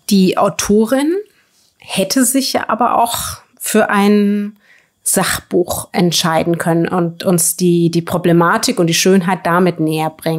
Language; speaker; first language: German; native; German